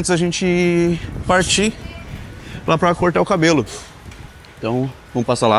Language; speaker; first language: Portuguese; native; Portuguese